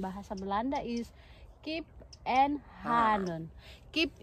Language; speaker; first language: Dutch; non-native, learner; Indonesian